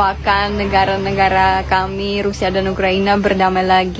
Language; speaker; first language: Indonesian; non-native, fluent; Russian